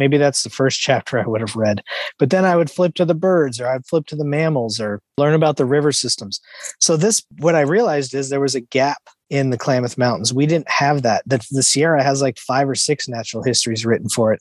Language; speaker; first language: English; native; English